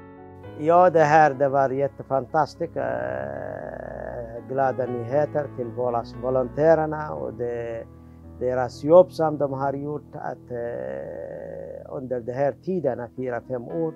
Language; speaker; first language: Swedish; non-native, learner; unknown